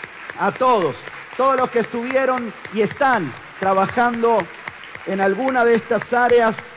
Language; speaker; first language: Spanish; native; Spanish